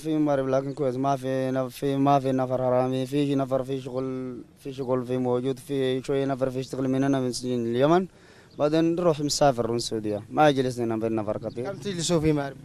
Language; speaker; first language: Arabic; non-native, learner; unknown